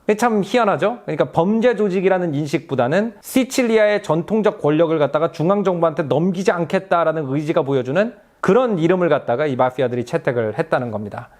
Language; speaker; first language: Korean; native; Korean